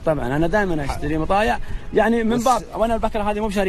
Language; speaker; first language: Arabic; native; Arabic